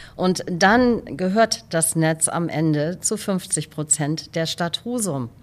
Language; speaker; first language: German; native; German